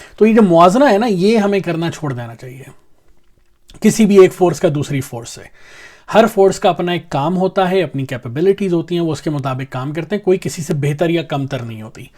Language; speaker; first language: Urdu; non-native, local second language; Punjabi